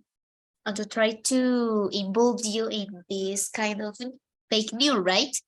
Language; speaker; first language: English; non-native, fluent; Spanish